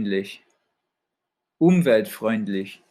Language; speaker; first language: German; non-native, fluent; English